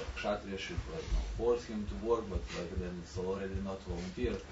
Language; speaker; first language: English; non-native, fluent; Lithuanian